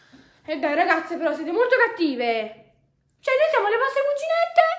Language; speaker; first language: Italian; native; Italian